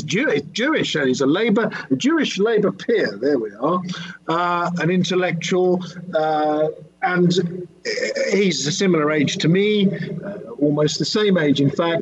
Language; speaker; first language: English; native; English